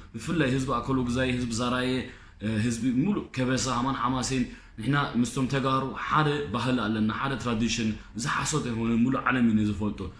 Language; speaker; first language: Tigrinya; early bilingual, heritage; Tigrinya